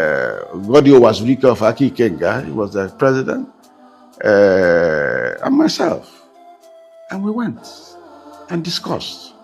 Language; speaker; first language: English; non-native, local second language; Igbo